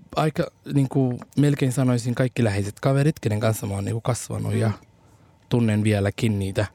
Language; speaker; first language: Finnish; early bilingual, other home language; Somali